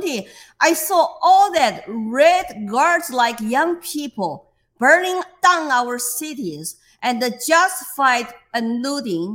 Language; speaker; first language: English; non-native, fluent; Chinese